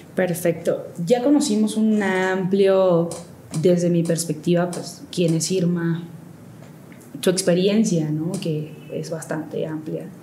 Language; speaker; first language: Spanish; native; Spanish